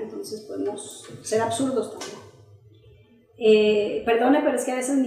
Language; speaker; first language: Spanish; native; Spanish